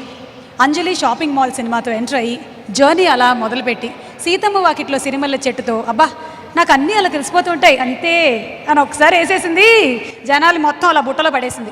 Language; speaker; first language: Telugu; native; Telugu